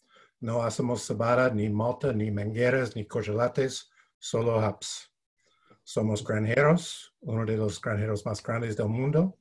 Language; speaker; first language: Spanish; non-native, fluent; English